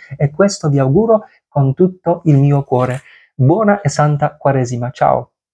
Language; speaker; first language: Italian; non-native, fluent; Polish